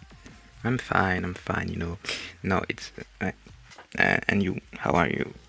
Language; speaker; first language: English; non-native, learner; French